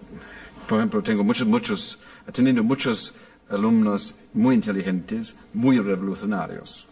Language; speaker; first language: Spanish; non-native, fluent; English